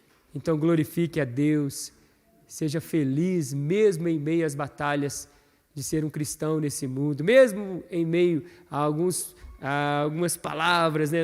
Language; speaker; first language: Portuguese; native; Portuguese